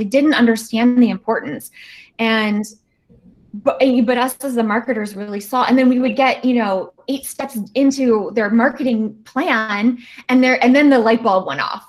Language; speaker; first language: English; native; English